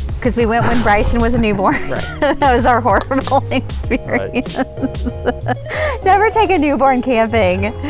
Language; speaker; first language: English; native; English